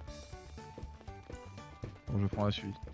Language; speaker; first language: French; native; French